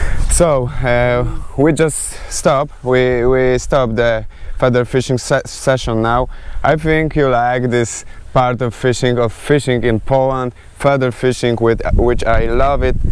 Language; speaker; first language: English; non-native, learner; Polish